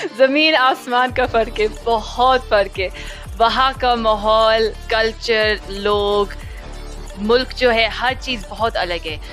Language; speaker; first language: Urdu; early bilingual, heritage; Urdu